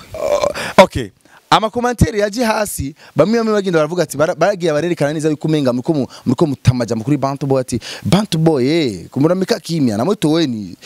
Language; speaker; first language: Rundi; native; Rundi